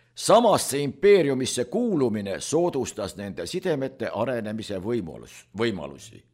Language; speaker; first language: Estonian; native; Estonian